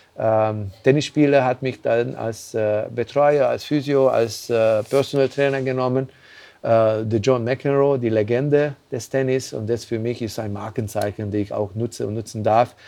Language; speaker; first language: German; non-native, fluent; Hungarian